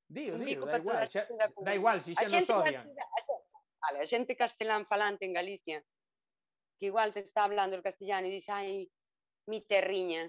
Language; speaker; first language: Spanish; non-native, local second language; Galician